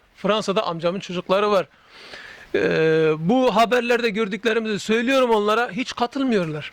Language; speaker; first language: Turkish; native; Turkish